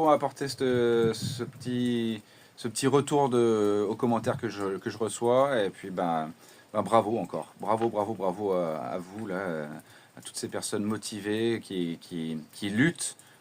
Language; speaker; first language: French; native; French